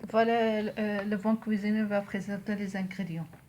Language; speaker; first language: French; non-native, local second language; Arabic